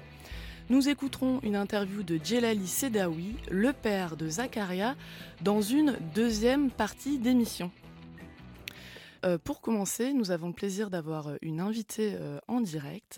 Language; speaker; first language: French; native; French